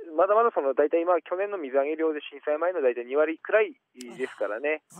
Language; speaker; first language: Japanese; native; Japanese